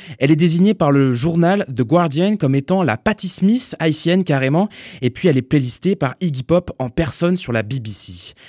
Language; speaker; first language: French; native; French